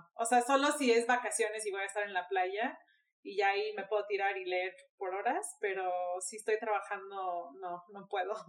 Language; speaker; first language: Spanish; early bilingual, heritage; Spanish